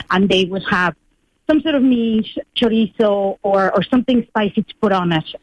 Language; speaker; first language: English; non-native, fluent; Spanish